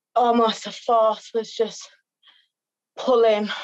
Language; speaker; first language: English; native; English